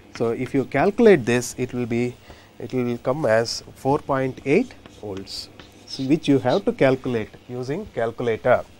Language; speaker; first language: English; non-native, local second language; Kannada